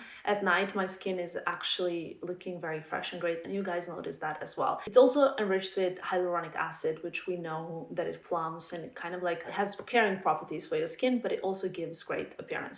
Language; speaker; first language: English; non-native, fluent; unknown